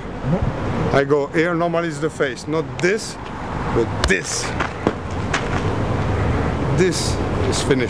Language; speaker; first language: English; non-native, learner; French